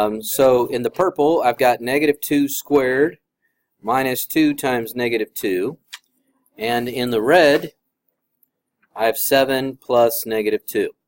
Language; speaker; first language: English; native; English